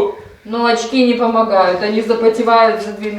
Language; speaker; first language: Russian; native; Russian